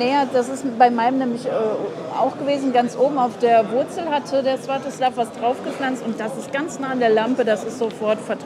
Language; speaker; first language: German; native; German